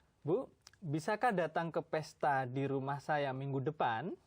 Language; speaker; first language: Indonesian; non-native, fluent; Thai